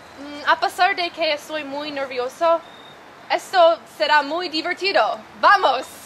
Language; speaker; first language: Spanish; non-native, learner; English